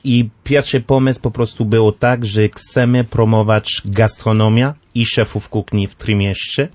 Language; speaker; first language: Polish; non-native, learner; French